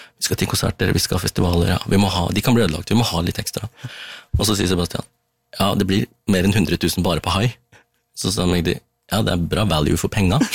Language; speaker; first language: Norwegian; early bilingual, other home language; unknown